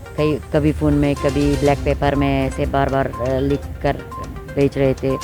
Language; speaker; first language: Hindi; non-native, fluent; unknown